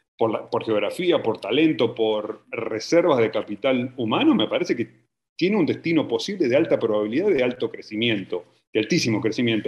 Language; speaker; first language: Spanish; native; Spanish